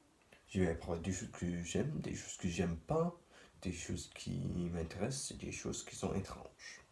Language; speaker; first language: French; non-native, learner; English